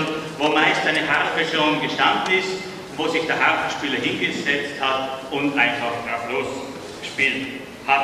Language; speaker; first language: German; native; German